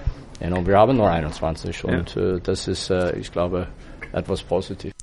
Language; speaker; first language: German; non-native, fluent; English